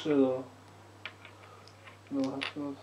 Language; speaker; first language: English; non-native, learner; German